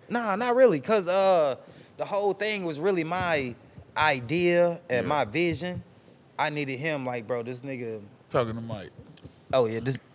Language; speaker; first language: English; native; English